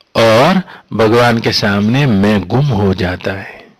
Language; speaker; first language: Hindi; non-native, local second language; Gujarati